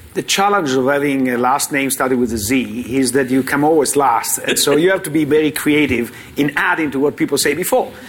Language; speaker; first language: English; non-native, fluent; Italian